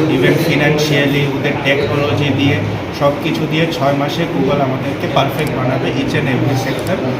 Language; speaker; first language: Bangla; native; Bangla